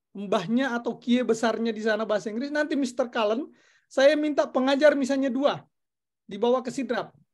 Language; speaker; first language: Indonesian; non-native, local second language; Buginese